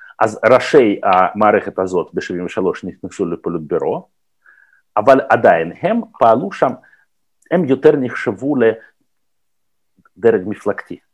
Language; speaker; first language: Hebrew; non-native, fluent; Russian